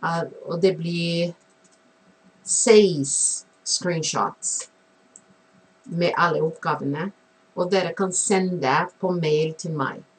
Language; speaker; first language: Norwegian; non-native, fluent; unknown